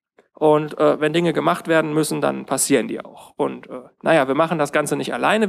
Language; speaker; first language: German; native; German